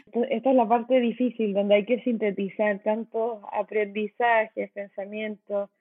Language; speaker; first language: Spanish; native; Spanish